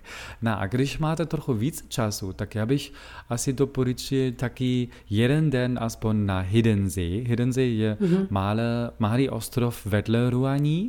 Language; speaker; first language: Czech; non-native, fluent; German